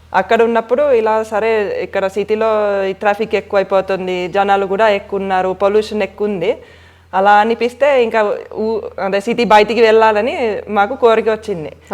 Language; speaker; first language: Telugu; non-native, fluent; Finnish